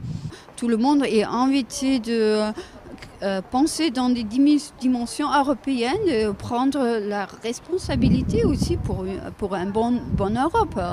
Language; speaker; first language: French; non-native, fluent; German